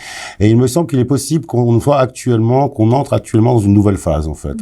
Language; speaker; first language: French; native; French